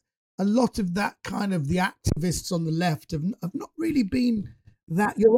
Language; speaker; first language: English; native; English